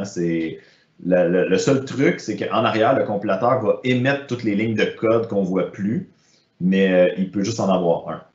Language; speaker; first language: French; native; French